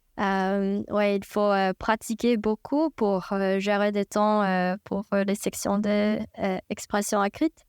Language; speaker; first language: French; non-native, fluent; Chinese